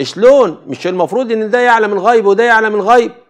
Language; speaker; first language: Arabic; native; Arabic